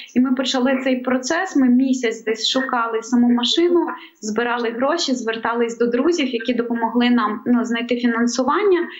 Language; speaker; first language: Ukrainian; native; Ukrainian